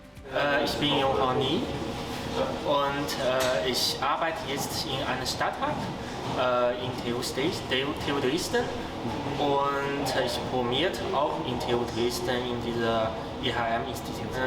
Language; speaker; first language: German; non-native, learner; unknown